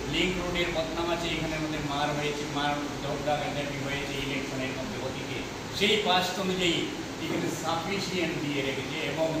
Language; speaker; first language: Bangla; native; Bangla